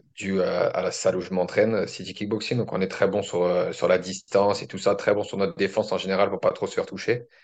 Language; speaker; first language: French; native; French